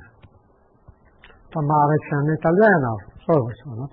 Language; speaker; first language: German; native; German